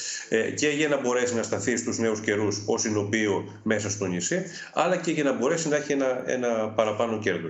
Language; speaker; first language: Greek; native; Greek